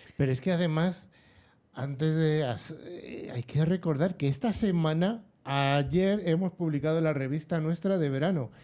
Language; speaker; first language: Spanish; native; Spanish